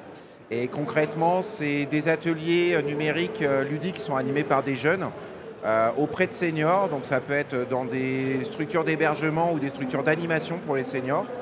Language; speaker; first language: French; native; French